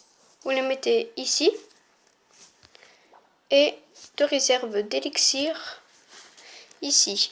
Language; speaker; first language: French; native; French